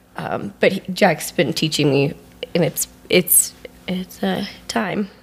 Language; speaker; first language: English; native; English